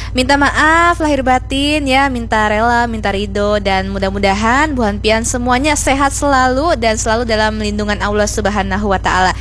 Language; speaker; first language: Indonesian; native; Indonesian